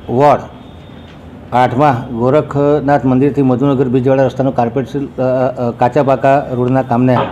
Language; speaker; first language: Gujarati; native; Gujarati